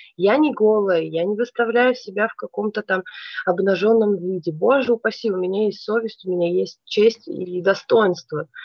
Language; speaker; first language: Russian; native; Russian